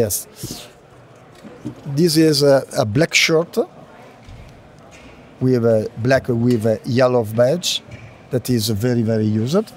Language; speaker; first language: English; non-native, learner; Italian